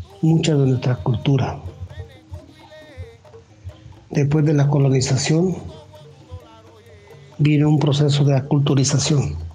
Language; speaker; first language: Spanish; non-native, local second language; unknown